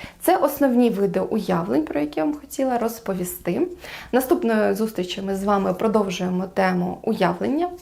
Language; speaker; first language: Ukrainian; non-native, local second language; Russian